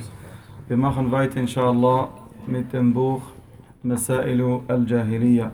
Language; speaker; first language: German; non-native, fluent; Arabic